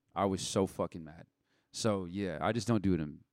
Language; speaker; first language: English; native; English